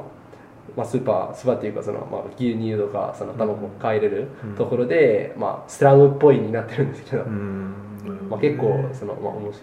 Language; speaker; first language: Japanese; non-native, fluent; Arabic